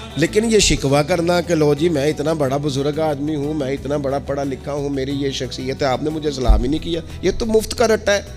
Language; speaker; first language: Urdu; non-native, local second language; Punjabi